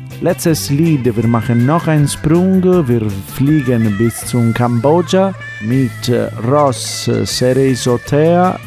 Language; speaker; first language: German; non-native, learner; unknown